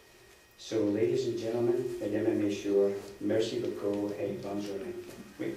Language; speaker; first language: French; non-native, learner; English